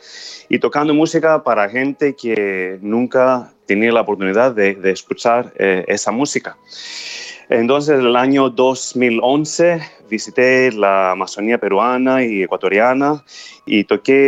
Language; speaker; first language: Spanish; non-native, fluent; Greek